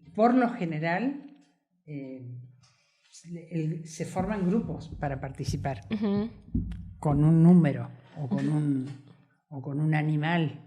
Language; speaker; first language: Spanish; native; Spanish